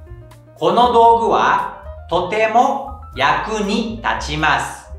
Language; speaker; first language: Japanese; non-native, fluent; Indonesian